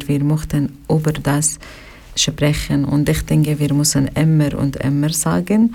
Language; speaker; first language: German; non-native, learner; Arabic